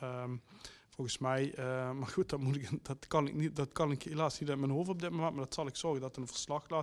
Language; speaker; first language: Dutch; native; Dutch